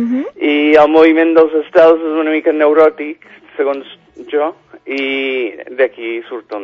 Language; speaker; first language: Catalan; non-native, fluent; English